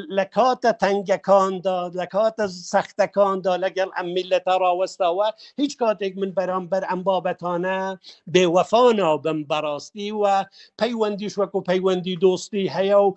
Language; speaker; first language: Central Kurdish; non-native, local second language; Kurdish